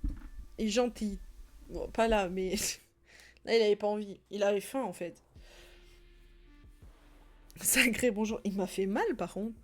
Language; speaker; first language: French; native; French